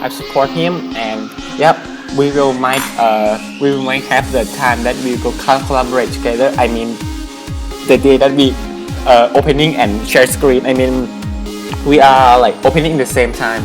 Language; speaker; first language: English; non-native, learner; Thai